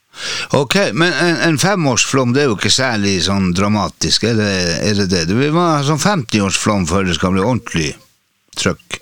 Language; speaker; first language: Norwegian; native; Norwegian